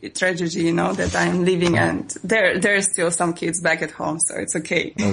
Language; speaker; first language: English; non-native, fluent; Russian